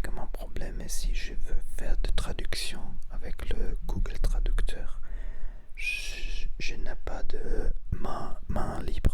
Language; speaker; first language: French; non-native, learner; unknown